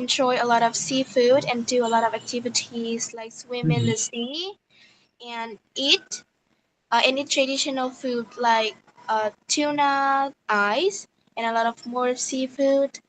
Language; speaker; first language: English; non-native, learner; Vietnamese